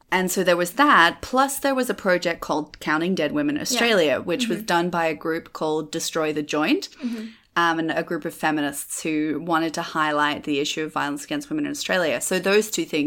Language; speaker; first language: English; native; English